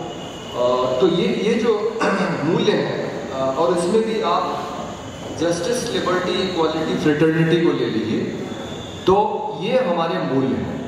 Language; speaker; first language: Hindi; native; Hindi